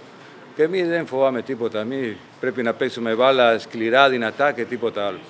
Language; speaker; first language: Greek; non-native, fluent; Spanish